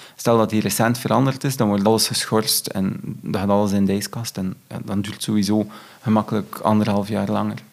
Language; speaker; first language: Dutch; native; Dutch